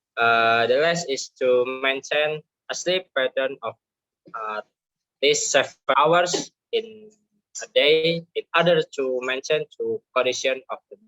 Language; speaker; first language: English; non-native, learner; Indonesian